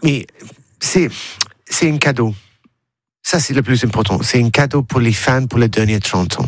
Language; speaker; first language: French; non-native, learner; English